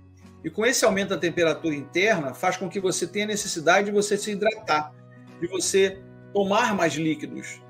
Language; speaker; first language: Portuguese; native; Portuguese